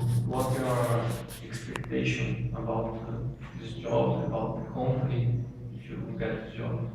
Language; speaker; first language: English; non-native, learner; Portuguese